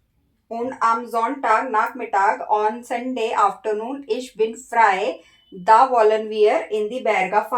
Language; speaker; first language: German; non-native, learner; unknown